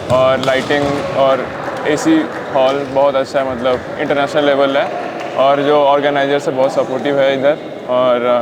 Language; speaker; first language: Hindi; non-native, local second language; Odia